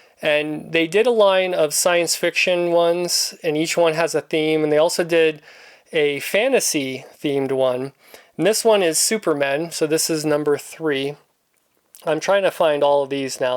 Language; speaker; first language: English; native; English